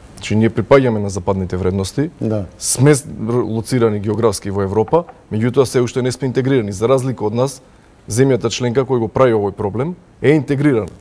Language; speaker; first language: Macedonian; native; Macedonian